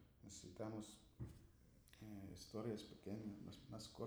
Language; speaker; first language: Spanish; non-native, fluent; English